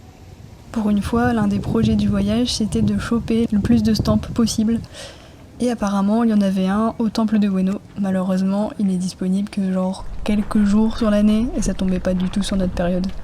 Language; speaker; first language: French; native; French